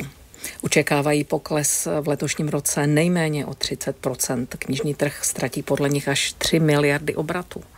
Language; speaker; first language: Czech; native; Czech